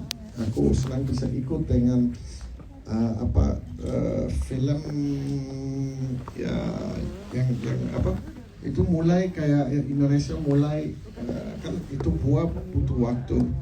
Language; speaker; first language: Indonesian; non-native, fluent; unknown